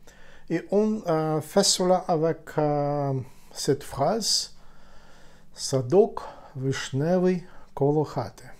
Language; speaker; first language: French; non-native, learner; Ukrainian